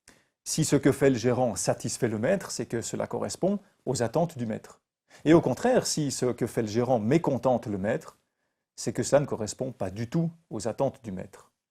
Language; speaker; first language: French; native; French